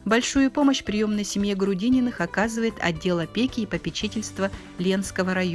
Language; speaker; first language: Russian; native; Russian